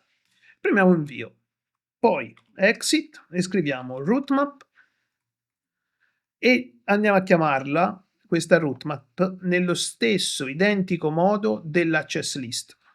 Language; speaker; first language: Italian; native; Italian